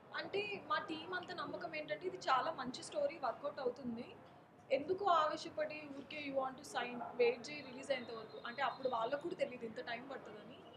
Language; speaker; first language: Telugu; non-native, local second language; Marathi